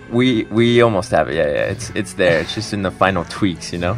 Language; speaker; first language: English; early bilingual, other home language; Spanish